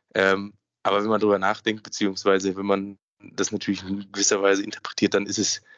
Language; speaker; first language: German; native; German